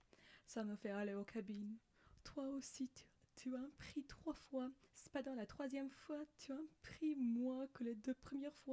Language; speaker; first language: French; non-native, learner; English